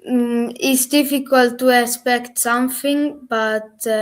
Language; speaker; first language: English; non-native, learner; German